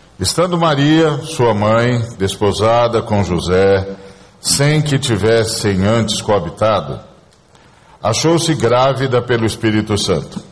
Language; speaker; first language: Portuguese; native; Portuguese